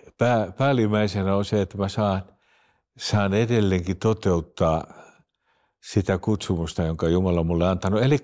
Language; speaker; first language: Finnish; early bilingual, heritage; Finnish